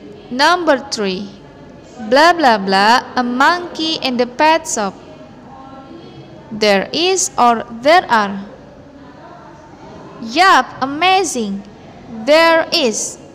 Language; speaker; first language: English; non-native, fluent; Indonesian